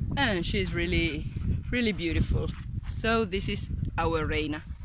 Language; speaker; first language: English; non-native, fluent; Spanish